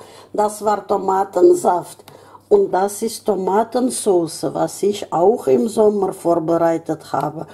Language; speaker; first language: German; non-native, fluent; Russian